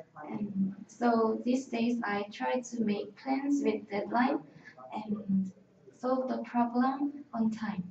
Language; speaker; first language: English; non-native, learner; Korean